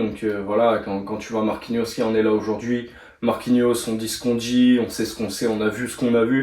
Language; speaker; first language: French; native; French